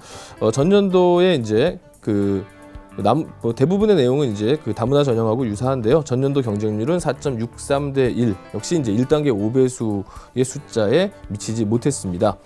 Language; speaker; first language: Korean; native; Korean